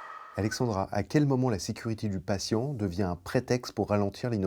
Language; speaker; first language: French; native; French